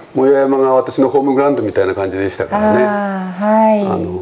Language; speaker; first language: Japanese; native; Japanese